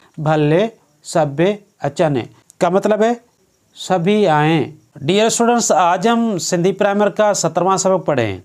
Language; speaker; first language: Urdu; non-native, local second language; Sindhi